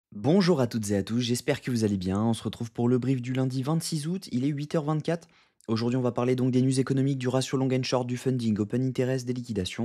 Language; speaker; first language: French; native; French